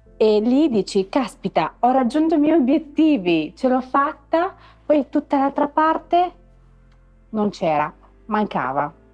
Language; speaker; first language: Italian; early bilingual, other home language; Arabic